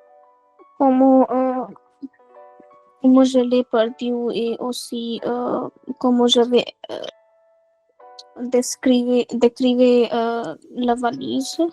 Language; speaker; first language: French; non-native, learner; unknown